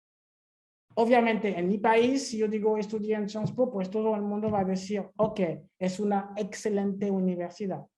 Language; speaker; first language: Spanish; non-native, fluent; French